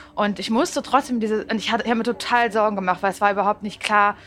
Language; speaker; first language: German; native; German